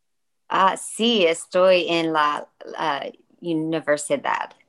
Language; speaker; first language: Spanish; non-native, learner; English